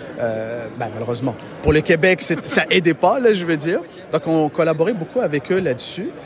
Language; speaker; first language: French; non-native, local second language; Arabic